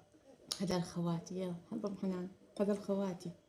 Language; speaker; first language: Arabic; native; Arabic